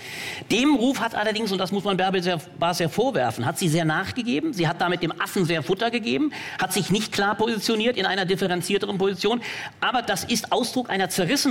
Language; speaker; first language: German; native; German